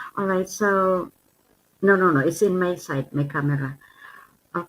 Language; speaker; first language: English; non-native, fluent; Filipino